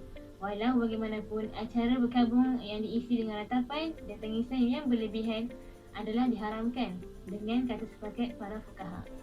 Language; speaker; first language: Malay; native; Malay